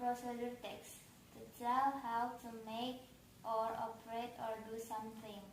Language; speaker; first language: English; non-native, learner; Indonesian